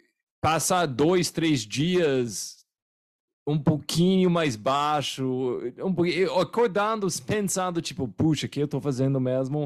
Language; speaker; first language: Portuguese; non-native, fluent; English